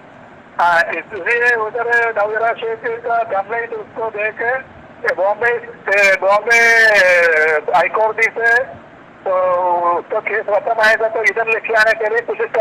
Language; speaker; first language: Hindi; non-native, local second language; Malayalam